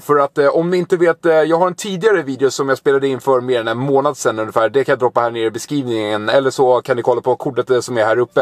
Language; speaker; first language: Swedish; native; Swedish